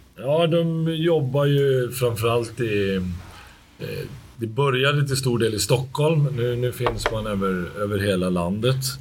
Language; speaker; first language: Swedish; native; Swedish